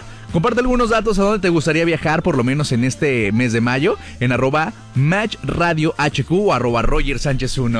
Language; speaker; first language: Spanish; native; Spanish